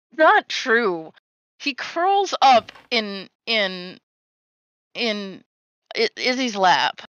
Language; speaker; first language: English; native; English